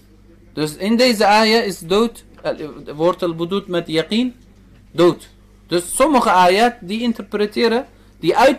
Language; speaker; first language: Dutch; early bilingual, other home language; Turkish